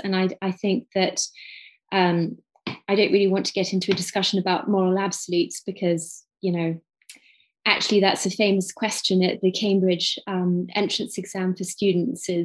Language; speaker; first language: English; native; English